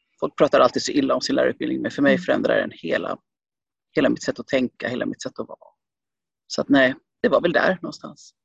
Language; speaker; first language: Swedish; early bilingual, other home language; Finnish